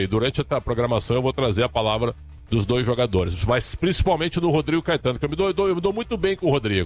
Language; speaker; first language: Portuguese; native; Portuguese